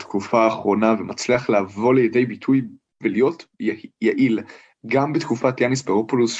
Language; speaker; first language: Hebrew; native; Hebrew